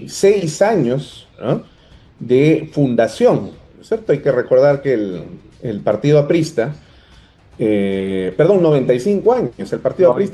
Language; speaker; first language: Spanish; native; Spanish